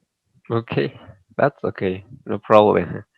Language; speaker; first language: English; non-native, learner; Spanish